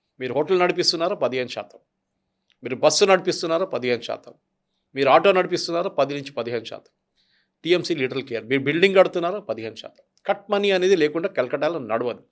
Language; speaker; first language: Telugu; non-native, fluent; Malayalam